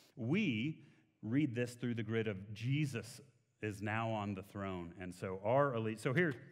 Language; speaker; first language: English; native; English